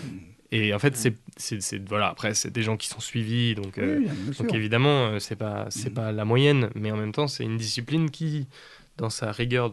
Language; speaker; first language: French; native; French